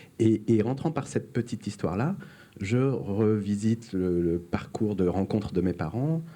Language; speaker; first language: French; early bilingual, other home language; Arabic